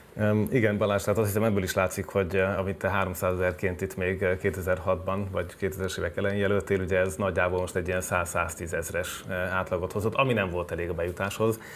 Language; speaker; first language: Hungarian; native; Hungarian